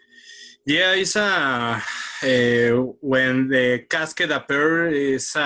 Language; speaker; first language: English; non-native, learner; Spanish